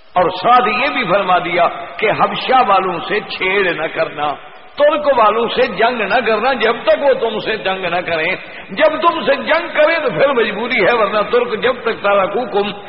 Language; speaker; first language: Urdu; non-native, local second language; Punjabi